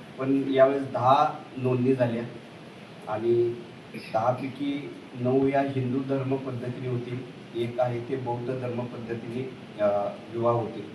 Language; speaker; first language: Marathi; native; Marathi